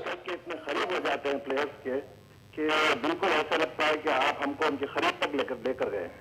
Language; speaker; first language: Urdu; native; Urdu